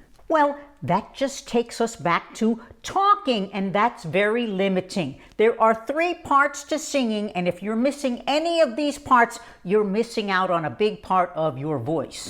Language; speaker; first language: English; native; English